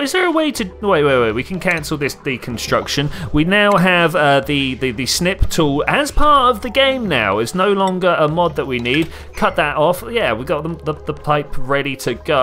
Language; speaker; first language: English; native; English